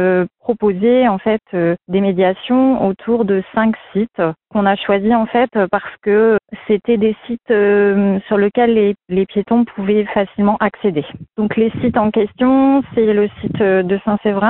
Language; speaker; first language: French; native; French